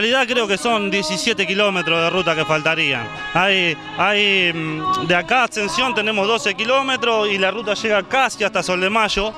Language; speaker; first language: Spanish; native; Spanish